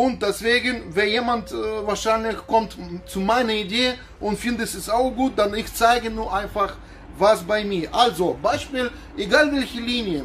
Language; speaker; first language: German; non-native, learner; Russian